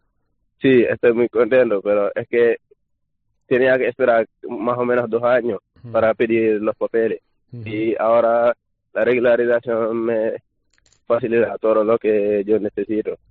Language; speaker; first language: Spanish; non-native, learner; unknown